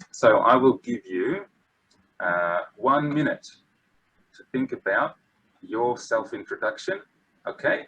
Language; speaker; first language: English; non-native, fluent; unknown